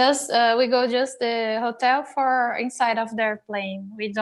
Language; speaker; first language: English; non-native, learner; Portuguese